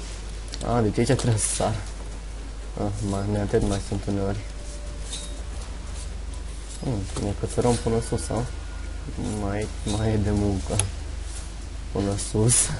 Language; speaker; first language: Romanian; native; Romanian